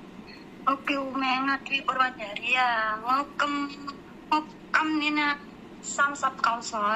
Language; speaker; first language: Cantonese; non-native, learner; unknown